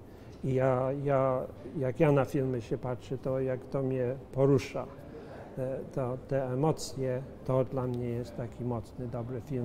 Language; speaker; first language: Polish; early bilingual, heritage; Polish